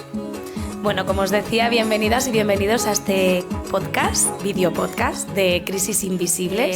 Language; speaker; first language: Spanish; native; Spanish